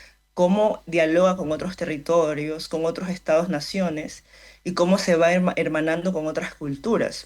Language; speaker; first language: Spanish; native; Spanish